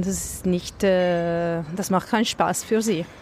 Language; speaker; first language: German; non-native, local second language; Italian